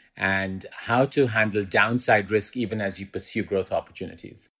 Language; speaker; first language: English; non-native, local second language; Urdu